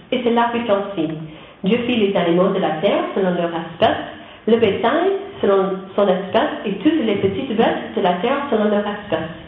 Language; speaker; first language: French; non-native, learner; English